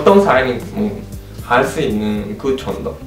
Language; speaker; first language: Korean; non-native, fluent; Japanese